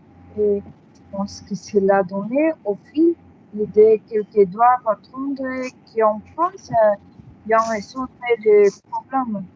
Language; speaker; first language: French; non-native, learner; Spanish